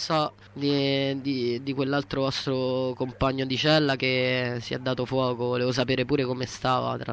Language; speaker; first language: Italian; native; Italian